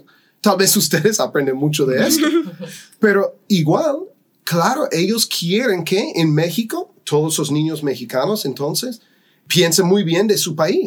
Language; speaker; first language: Spanish; non-native, fluent; English